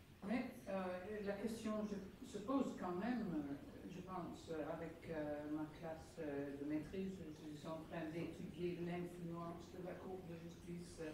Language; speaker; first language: French; non-native, fluent; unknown